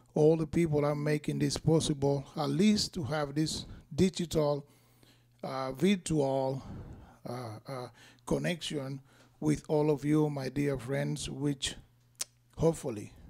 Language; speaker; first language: English; non-native, fluent; Spanish